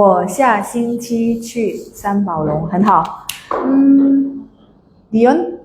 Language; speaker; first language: Chinese; non-native, fluent; Indonesian